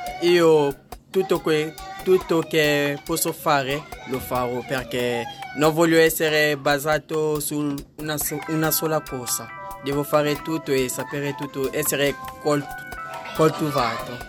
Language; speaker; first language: Italian; non-native, learner; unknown